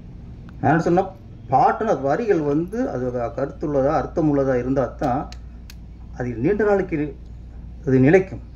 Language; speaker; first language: Tamil; native; Tamil